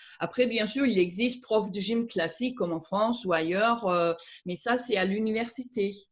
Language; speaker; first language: French; non-native, fluent; German